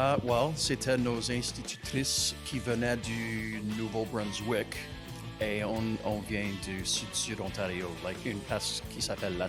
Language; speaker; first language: French; non-native, local second language; English